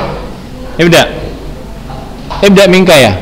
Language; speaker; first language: Arabic; non-native, fluent; Indonesian